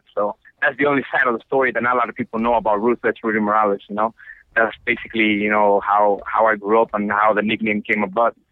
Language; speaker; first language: English; non-native, fluent; Spanish